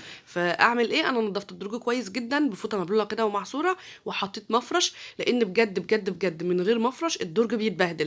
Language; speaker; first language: Arabic; native; Arabic